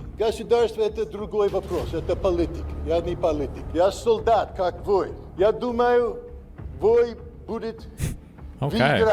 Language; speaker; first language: Russian; non-native, learner; English